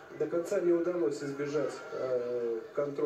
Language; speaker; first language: Russian; native; Russian